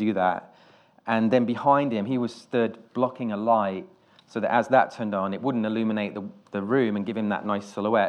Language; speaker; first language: English; native; English